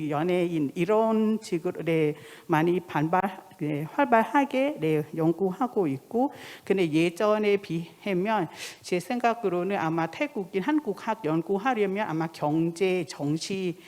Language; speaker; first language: Korean; non-native, fluent; Thai